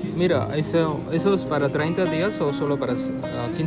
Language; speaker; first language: Spanish; non-native, learner; Tamil